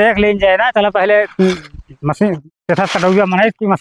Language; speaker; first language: Hindi; non-native, local second language; Awadhi